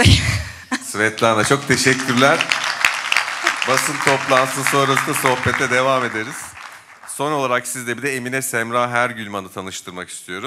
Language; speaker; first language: Turkish; native; Turkish